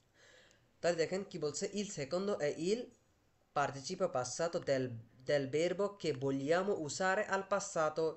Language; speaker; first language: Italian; non-native, fluent; Bangla